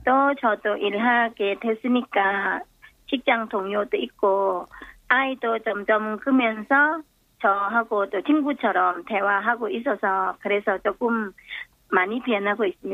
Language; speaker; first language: Korean; non-native, fluent; Thai